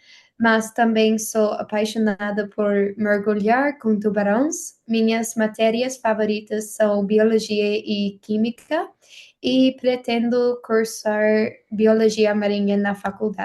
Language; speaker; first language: Portuguese; non-native, learner; English